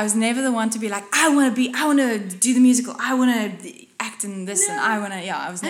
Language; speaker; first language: English; non-native, local second language; Afrikaans